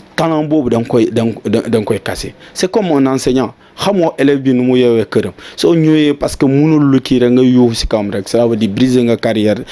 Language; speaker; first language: Wolof; non-native, local second language; Jola-Fonyi